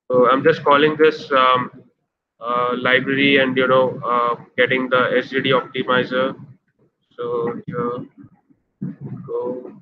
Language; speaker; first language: English; non-native, local second language; Hindi